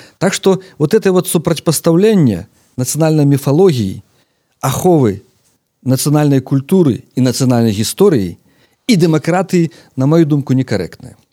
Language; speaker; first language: Belarusian; native; Belarusian